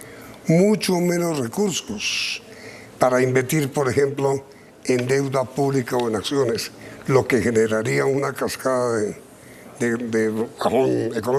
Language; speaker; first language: Spanish; native; Spanish